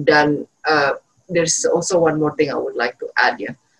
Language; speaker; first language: English; non-native, fluent; Indonesian